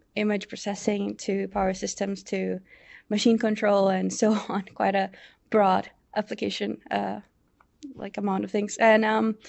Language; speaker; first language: English; non-native, fluent; Portuguese